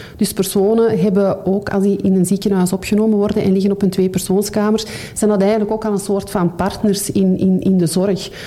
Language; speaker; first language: Dutch; native; Dutch